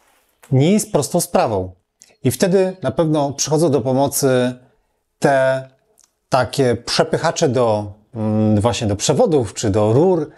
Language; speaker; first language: Polish; native; Polish